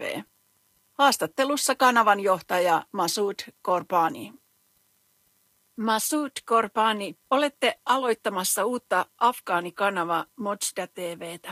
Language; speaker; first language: Finnish; native; Finnish